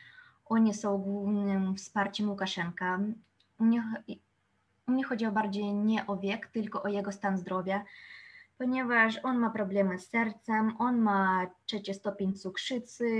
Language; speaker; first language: Polish; non-native, fluent; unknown